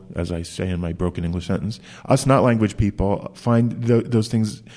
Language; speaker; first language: English; native; English